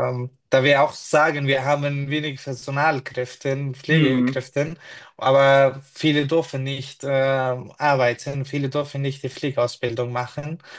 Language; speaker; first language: German; non-native, fluent; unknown